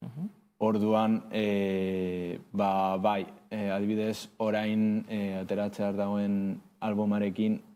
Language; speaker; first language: Basque; non-native, local second language; Spanish